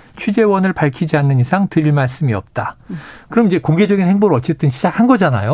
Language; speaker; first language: Korean; native; Korean